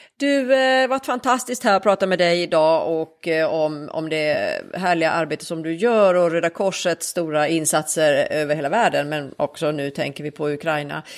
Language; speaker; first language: Swedish; native; Swedish